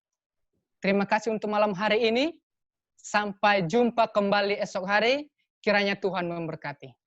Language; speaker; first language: Indonesian; native; Indonesian